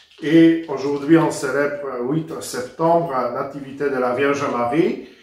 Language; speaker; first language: French; non-native, fluent; Polish